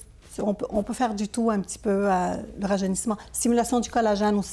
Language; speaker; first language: French; native; French